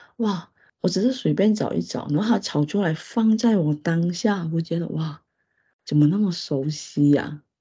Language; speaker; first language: Chinese; non-native, local second language; Hakka Chinese